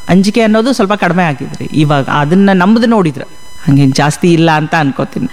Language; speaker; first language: Kannada; native; Kannada